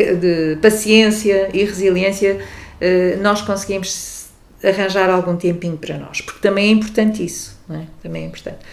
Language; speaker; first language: Portuguese; non-native, local second language; Kabuverdianu